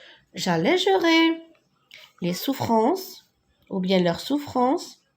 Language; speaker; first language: French; non-native, local second language; Arabic